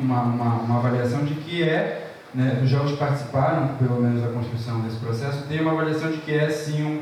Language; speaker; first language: Portuguese; native; Portuguese